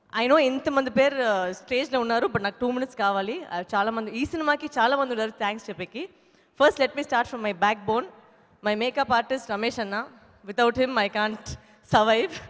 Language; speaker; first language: Telugu; non-native, fluent; Tamil